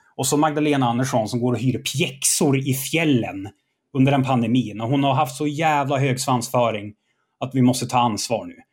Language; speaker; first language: Swedish; native; Swedish